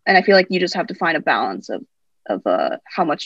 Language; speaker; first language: English; native; English